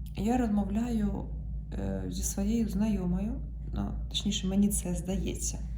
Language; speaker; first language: Ukrainian; non-native, local second language; Russian